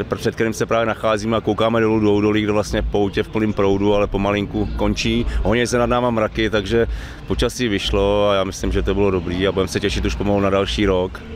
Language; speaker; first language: Czech; native; Czech